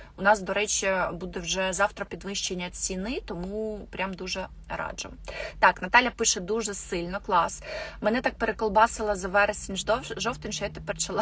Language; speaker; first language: Ukrainian; non-native, local second language; Russian